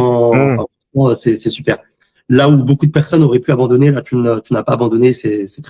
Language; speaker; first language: French; native; French